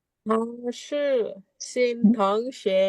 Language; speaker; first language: Chinese; non-native, learner; Indonesian